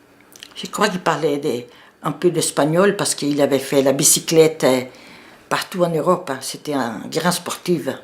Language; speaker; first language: French; non-native, fluent; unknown